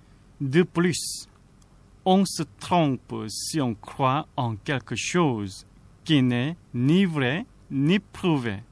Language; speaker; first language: French; non-native, fluent; Korean